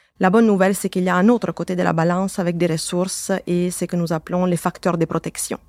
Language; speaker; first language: French; native; French